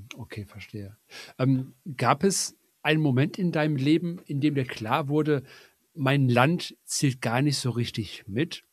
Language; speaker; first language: German; native; German